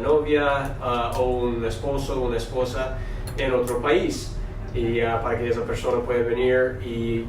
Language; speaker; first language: Spanish; non-native, fluent; English